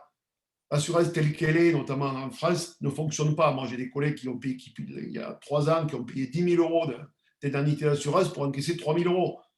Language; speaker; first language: French; native; French